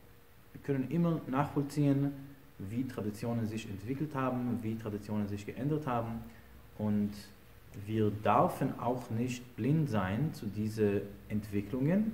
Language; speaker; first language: German; non-native, fluent; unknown